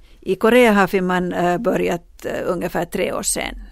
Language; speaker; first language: Swedish; non-native, local second language; Finnish